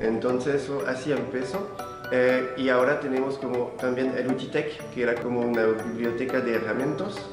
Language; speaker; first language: Spanish; non-native, fluent; French